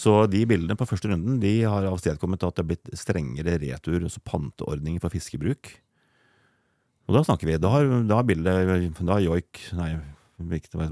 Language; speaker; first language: Norwegian; native; Norwegian